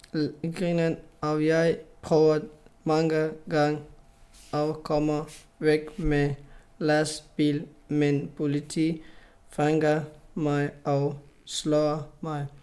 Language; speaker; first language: Danish; non-native, learner; Pashto